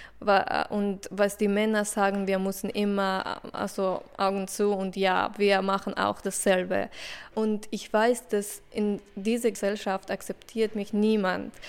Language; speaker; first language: German; non-native, learner; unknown